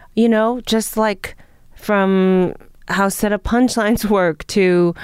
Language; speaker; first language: English; early bilingual, other home language; Japanese